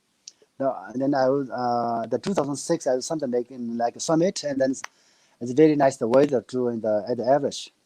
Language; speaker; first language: English; non-native, learner; Nepali